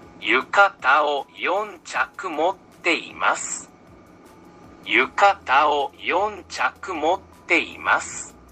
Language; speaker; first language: Japanese; non-native, learner; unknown